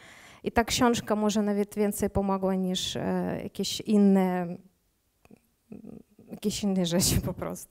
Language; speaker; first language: Polish; non-native, learner; Ukrainian